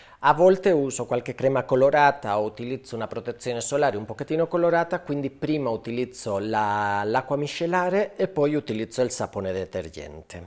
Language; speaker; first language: Italian; non-native, fluent; Spanish